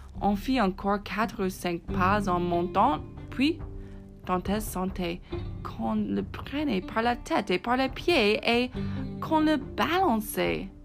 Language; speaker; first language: French; non-native, fluent; English